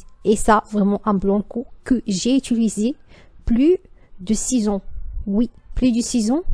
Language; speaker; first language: French; non-native, learner; Arabic